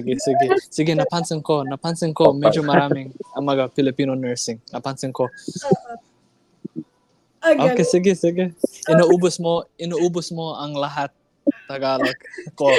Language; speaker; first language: Filipino; non-native, learner; English